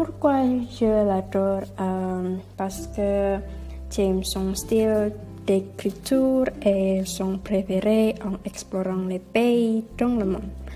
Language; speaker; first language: French; non-native, learner; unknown